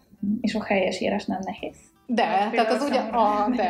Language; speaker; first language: Hungarian; non-native, fluent; Polish